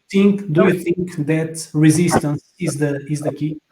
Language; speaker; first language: English; non-native, fluent; Portuguese